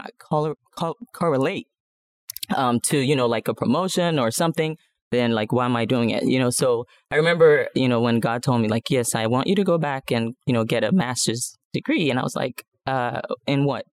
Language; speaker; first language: English; non-native, local second language; Yoruba